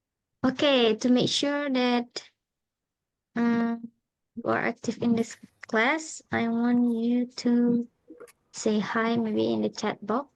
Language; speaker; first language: English; non-native, fluent; Indonesian